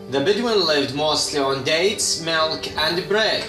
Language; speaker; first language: English; non-native, fluent; Arabic